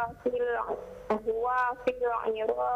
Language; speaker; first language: Arabic; non-native, learner; Indonesian